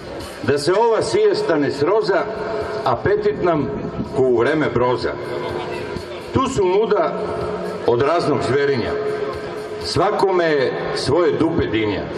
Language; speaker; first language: Bosnian; native; Bosnian